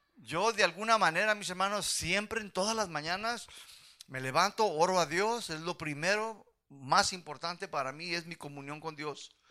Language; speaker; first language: Spanish; early bilingual, heritage; Spanish